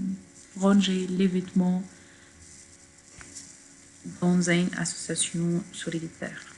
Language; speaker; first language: French; non-native, fluent; Arabic